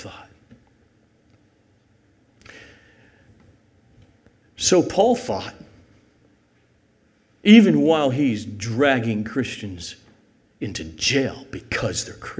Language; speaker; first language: English; native; English